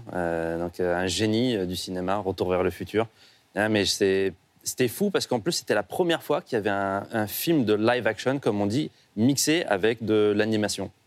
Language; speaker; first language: French; native; French